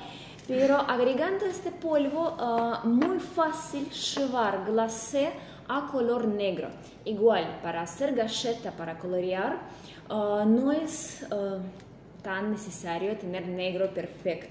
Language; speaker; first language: Spanish; non-native, fluent; Russian